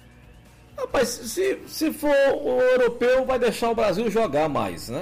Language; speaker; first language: Portuguese; native; Portuguese